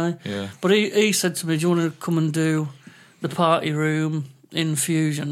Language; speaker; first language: English; native; English